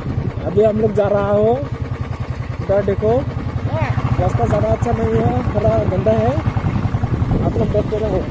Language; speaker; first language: Hindi; non-native, local second language; Bodo